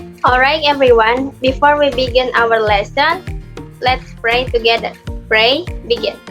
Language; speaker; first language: English; non-native, learner; Indonesian